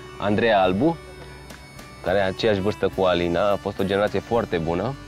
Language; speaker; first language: Romanian; native; Romanian